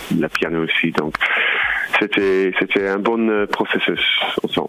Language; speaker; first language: French; non-native, learner; English